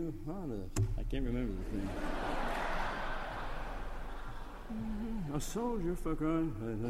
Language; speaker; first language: English; native; English